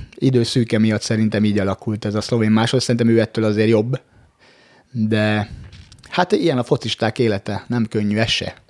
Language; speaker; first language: Hungarian; native; Hungarian